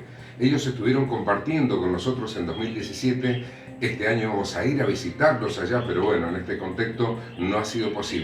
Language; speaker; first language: Spanish; native; Spanish